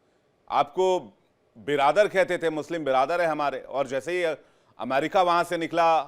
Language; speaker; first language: Hindi; native; Hindi